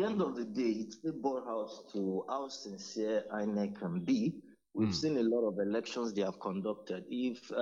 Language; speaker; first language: English; non-native, local second language; Yoruba